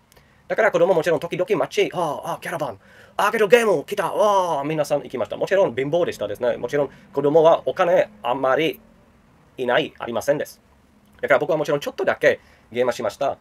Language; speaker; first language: Japanese; non-native, learner; Czech